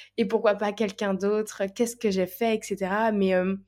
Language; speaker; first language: French; native; French